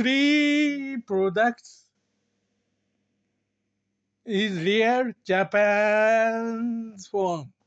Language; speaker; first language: English; non-native, learner; Japanese